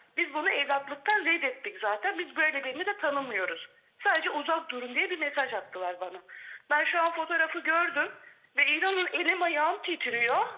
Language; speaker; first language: Turkish; native; Turkish